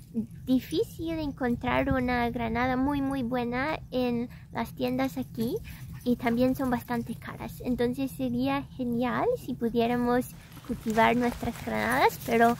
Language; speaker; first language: Spanish; non-native, fluent; English